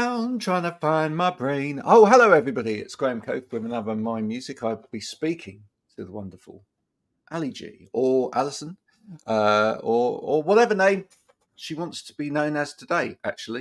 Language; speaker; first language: English; native; English